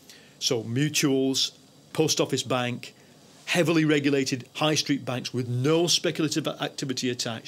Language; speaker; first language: English; native; English